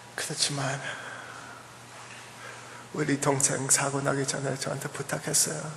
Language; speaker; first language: Korean; early bilingual, heritage; English